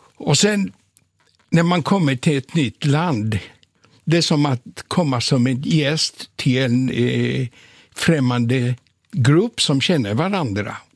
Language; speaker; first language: Swedish; non-native, fluent; Polish